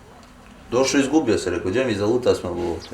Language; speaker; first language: Bosnian; native; Bosnian